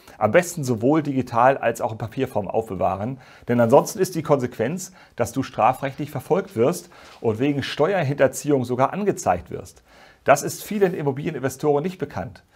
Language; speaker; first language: German; native; German